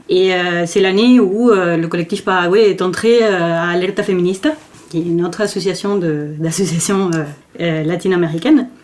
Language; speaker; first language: French; non-native, fluent; Spanish